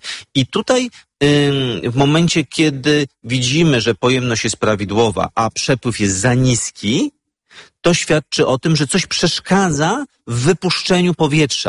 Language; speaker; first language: Polish; native; Polish